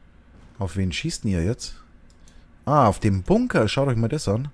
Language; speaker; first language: German; native; German